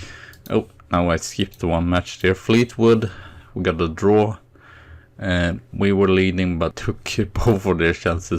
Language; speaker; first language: English; non-native, fluent; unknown